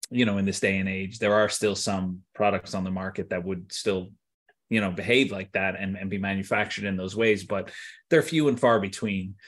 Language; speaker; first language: English; native; English